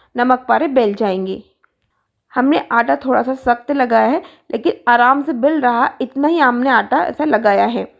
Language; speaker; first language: Hindi; native; Hindi